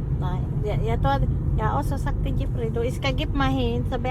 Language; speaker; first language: Danish; non-native, learner; Filipino